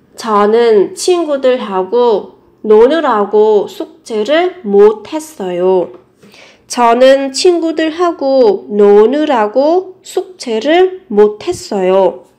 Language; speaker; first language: Korean; non-native, fluent; Vietnamese